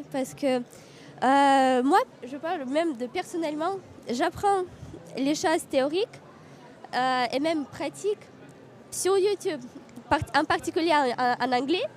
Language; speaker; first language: French; non-native, fluent; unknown